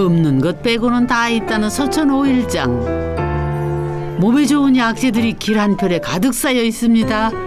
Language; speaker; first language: Korean; native; Korean